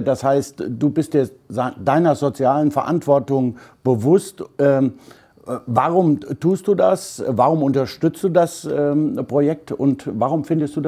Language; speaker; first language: German; native; German